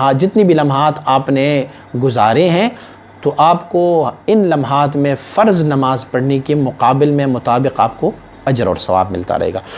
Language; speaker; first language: Urdu; non-native, local second language; Pashto